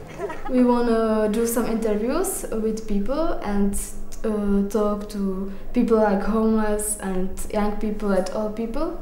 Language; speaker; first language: English; non-native, learner; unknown